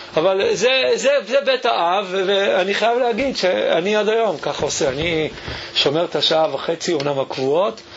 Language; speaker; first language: Hebrew; early bilingual, other home language; English